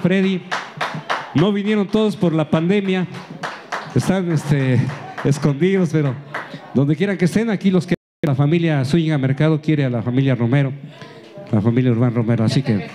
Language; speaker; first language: Spanish; native; Spanish